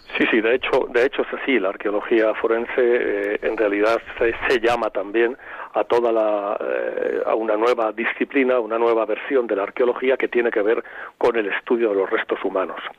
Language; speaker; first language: Spanish; native; Spanish